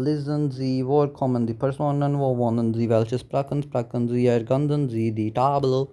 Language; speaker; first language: German; non-native, learner; Hindi